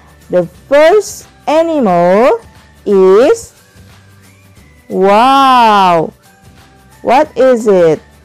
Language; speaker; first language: English; non-native, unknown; Indonesian